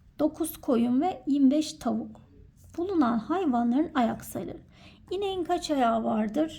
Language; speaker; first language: Turkish; native; Turkish